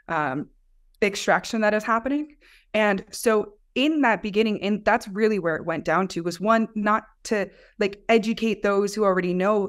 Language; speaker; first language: English; native; English